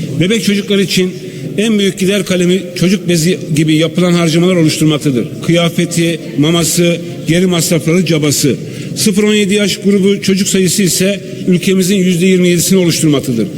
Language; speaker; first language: Turkish; native; Turkish